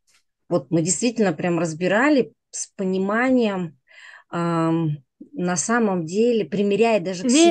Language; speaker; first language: Russian; native; Russian